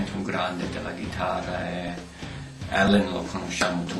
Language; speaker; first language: Italian; early bilingual, heritage; Italian